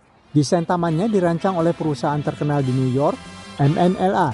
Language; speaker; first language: Indonesian; native; Indonesian